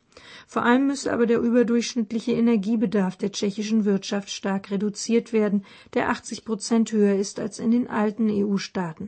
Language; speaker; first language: German; native; German